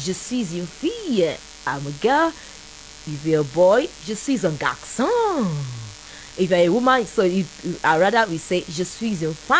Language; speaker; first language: French; non-native, fluent; Yoruba